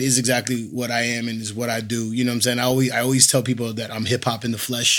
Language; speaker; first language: English; native; English